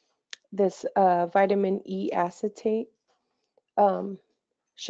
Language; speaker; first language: English; native; English